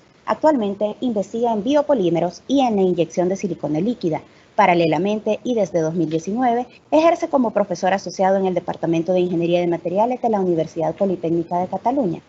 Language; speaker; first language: Spanish; native; Spanish